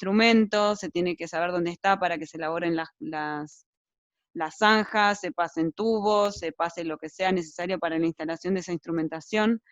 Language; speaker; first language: Spanish; native; Spanish